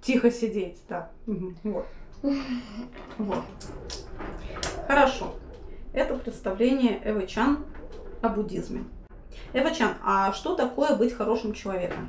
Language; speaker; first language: Russian; native; Russian